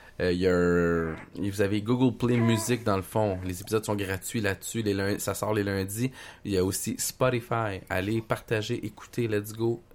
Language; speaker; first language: French; native; French